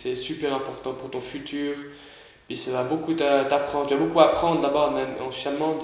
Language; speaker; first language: French; native; French